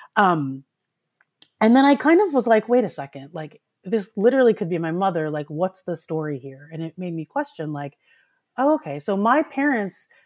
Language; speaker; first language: English; early bilingual, other home language; Filipino